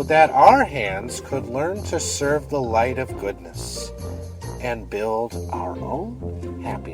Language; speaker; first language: English; native; English